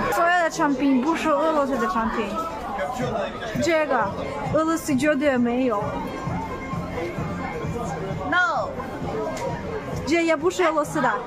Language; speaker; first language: Chinese; non-native, fluent; Russian